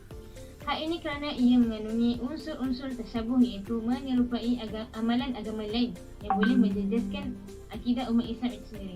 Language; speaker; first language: Malay; native; Malay